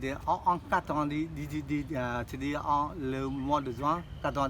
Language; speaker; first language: French; non-native, fluent; Khmer